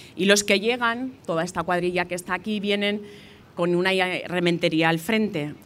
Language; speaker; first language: Spanish; non-native, local second language; Basque